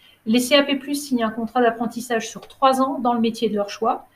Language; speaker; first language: French; native; French